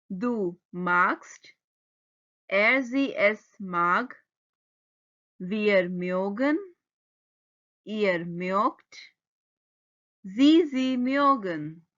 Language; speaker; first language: German; non-native, fluent; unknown